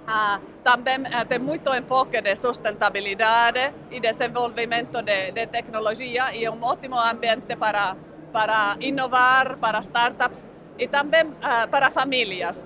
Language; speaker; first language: Portuguese; non-native, fluent; Finnish